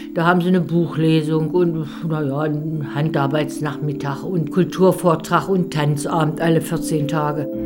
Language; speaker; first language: German; native; German